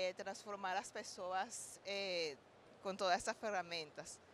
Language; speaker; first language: Portuguese; non-native, learner; Spanish